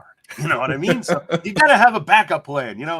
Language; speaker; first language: English; native; English